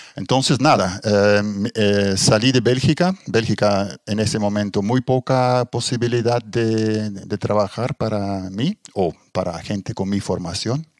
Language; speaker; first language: Spanish; non-native, fluent; Dutch